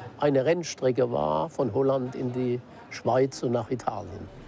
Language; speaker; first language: German; native; German